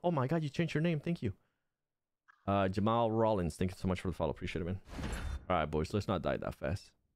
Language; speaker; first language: English; early bilingual, other home language; Spanish